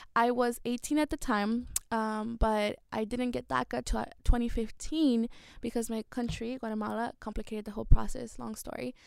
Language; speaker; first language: English; early bilingual, other home language; Spanish